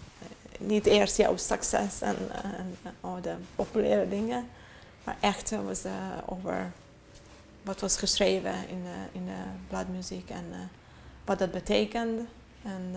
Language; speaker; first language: Dutch; non-native, fluent; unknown